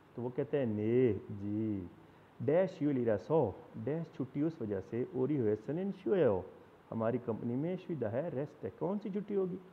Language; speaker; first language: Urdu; non-native, local second language; Punjabi